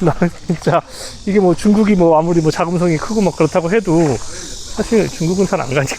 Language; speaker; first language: Korean; native; Korean